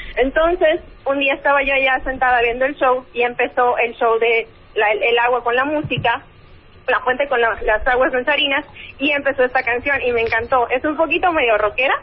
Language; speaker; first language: Spanish; native; Spanish